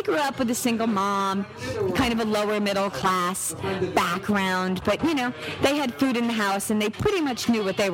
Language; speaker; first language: English; native; English